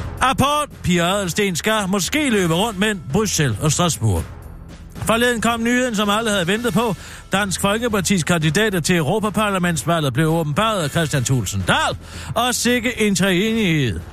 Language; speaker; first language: Danish; native; Danish